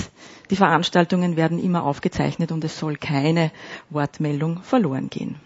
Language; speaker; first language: German; native; German